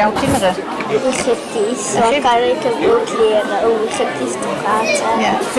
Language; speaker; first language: Dutch; early bilingual, other home language; Arabic